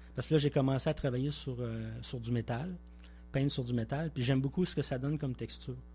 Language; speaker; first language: French; native; French